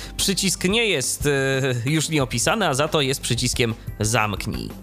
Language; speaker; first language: Polish; native; Polish